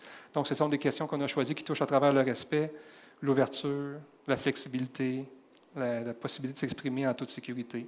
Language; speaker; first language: French; native; French